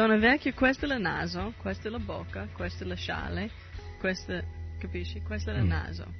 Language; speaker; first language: Italian; non-native, learner; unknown